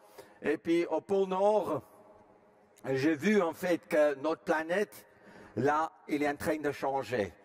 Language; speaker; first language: French; non-native, fluent; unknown